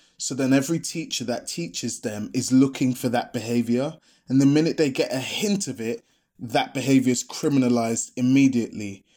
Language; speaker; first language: English; native; English